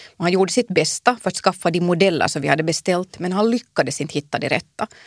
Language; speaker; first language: Swedish; native; Swedish